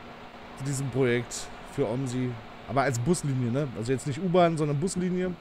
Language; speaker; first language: German; native; German